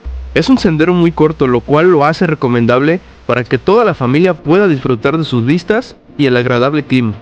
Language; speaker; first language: Spanish; native; Spanish